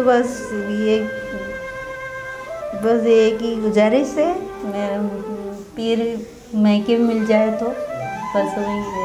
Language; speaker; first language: Hindi; early bilingual, other home language; Nepali